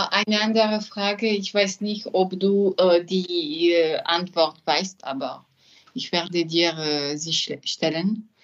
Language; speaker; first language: German; non-native, learner; French